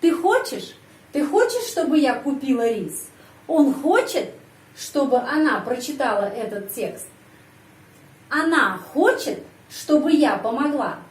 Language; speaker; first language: Russian; non-native, fluent; Indonesian